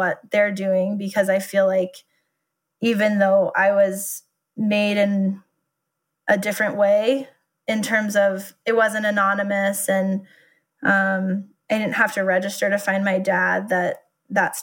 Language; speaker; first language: English; native; English